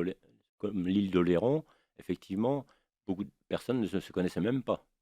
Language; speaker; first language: French; native; French